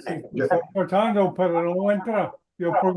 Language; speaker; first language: Spanish; non-native, learner; English